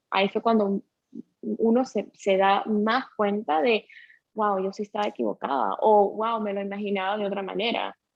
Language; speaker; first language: Spanish; early bilingual, heritage; Spanish